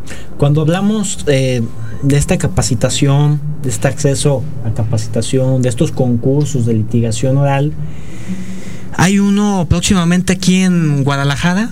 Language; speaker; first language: Spanish; native; Spanish